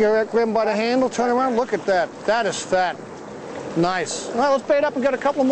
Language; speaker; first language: English; native; English